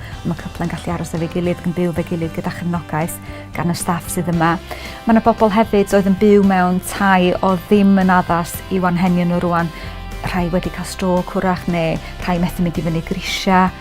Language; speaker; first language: Welsh; native; Welsh